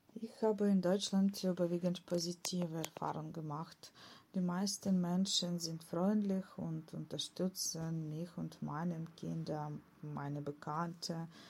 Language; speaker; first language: German; non-native, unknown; Ukrainian